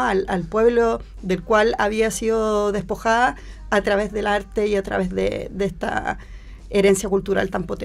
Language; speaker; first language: Spanish; native; Spanish